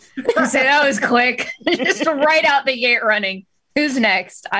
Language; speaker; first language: English; native; English